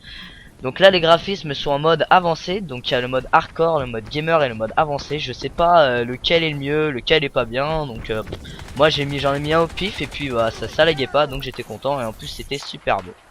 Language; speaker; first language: French; native; French